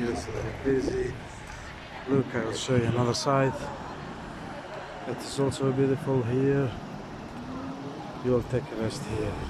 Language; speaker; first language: English; non-native, learner; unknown